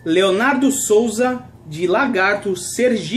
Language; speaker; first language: Portuguese; native; Portuguese